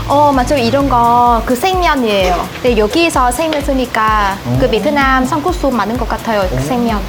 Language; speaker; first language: Korean; non-native, fluent; Vietnamese